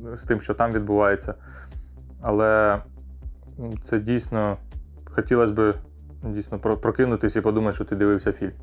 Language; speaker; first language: Ukrainian; non-native, local second language; Russian